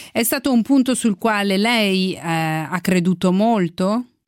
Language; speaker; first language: Italian; native; Italian